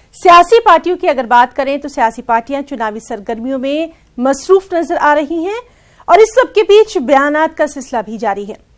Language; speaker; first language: Urdu; native; Urdu